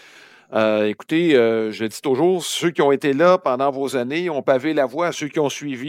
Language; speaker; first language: French; native; French